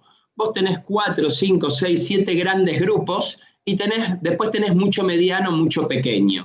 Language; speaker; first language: Spanish; native; Spanish